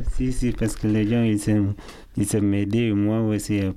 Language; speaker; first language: French; non-native, learner; Arabic